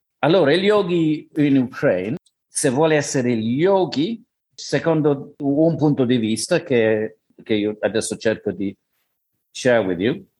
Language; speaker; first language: Italian; non-native, learner; English